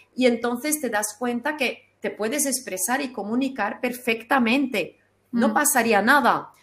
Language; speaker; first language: Spanish; non-native, fluent; German